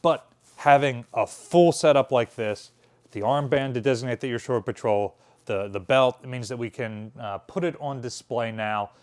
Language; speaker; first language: English; native; English